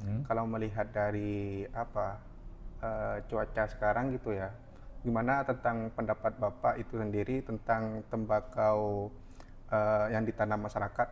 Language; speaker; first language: Indonesian; non-native, local second language; Madurese